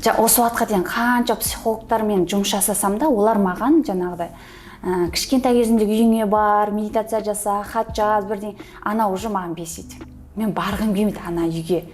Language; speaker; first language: Kazakh; early bilingual, heritage; Kazakh